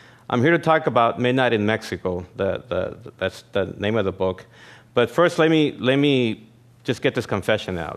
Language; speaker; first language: English; early bilingual, other home language; Spanish